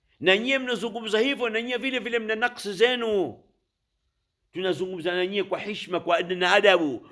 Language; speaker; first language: Swahili; native; Swahili